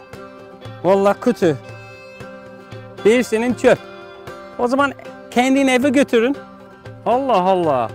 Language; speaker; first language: Turkish; non-native, learner; English